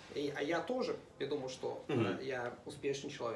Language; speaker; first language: Russian; non-native, fluent; Italian